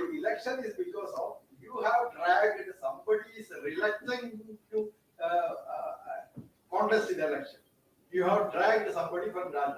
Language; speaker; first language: English; non-native, local second language; Malayalam